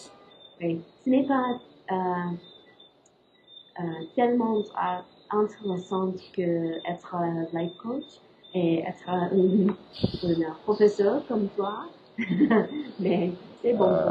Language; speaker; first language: French; non-native, learner; English